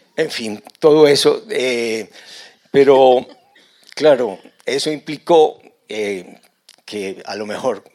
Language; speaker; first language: Spanish; native; Spanish